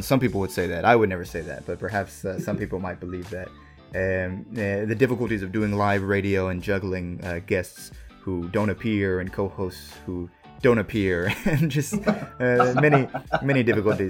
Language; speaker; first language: English; native; English